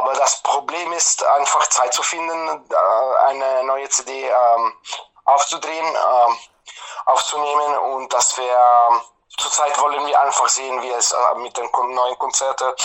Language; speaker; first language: German; non-native, fluent; Italian